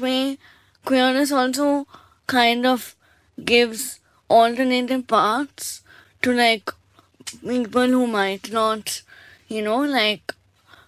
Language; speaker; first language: English; non-native, local second language; Bangla